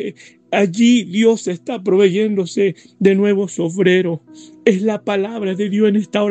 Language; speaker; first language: Spanish; native; Spanish